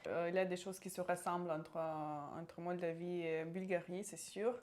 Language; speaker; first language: French; non-native, local second language; Romanian